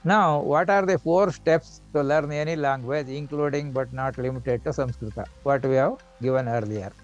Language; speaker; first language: English; non-native, local second language; Kannada